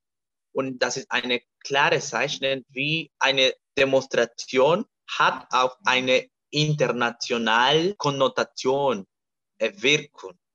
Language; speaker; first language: German; non-native, fluent; Spanish